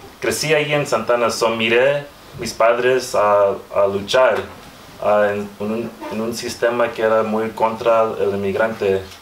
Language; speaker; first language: Spanish; early bilingual, heritage; Spanish